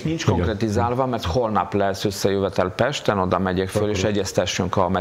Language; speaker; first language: Hungarian; non-native, fluent; Polish